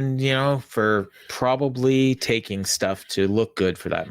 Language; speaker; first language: English; native; English